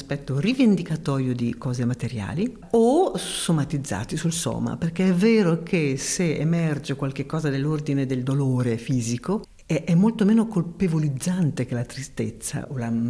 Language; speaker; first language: Italian; native; Italian